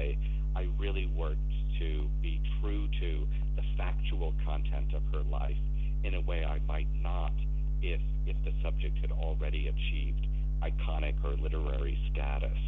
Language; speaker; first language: English; native; English